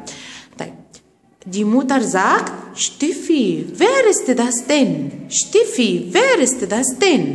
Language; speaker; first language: German; non-native, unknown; Arabic